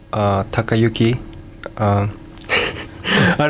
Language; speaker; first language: English; non-native, learner; Japanese